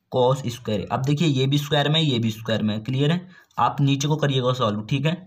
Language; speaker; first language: Hindi; native; Hindi